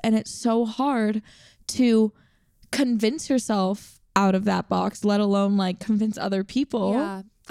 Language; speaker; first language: English; native; English